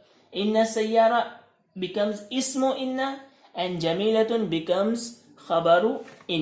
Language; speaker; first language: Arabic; non-native, fluent; Urdu